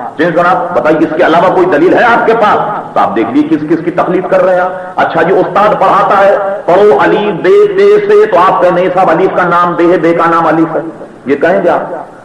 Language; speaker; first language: Urdu; native; Urdu